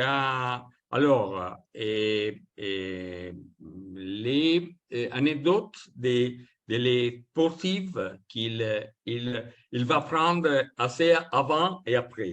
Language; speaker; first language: French; non-native, learner; Italian